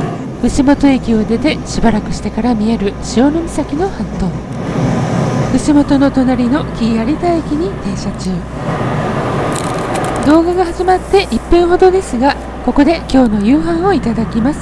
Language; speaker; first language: Japanese; native; Japanese